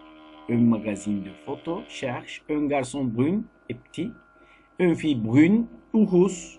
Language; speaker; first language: French; non-native, fluent; Turkish